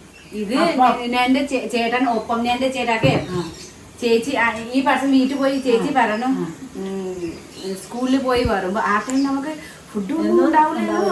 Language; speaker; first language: Malayalam; non-native, learner; Nepali